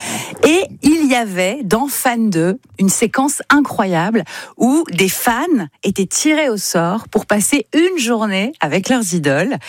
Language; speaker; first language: French; native; French